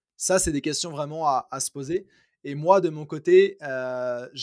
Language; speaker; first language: French; native; French